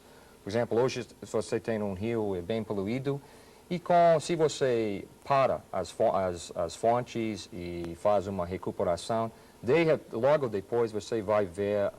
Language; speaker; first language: Portuguese; non-native, fluent; English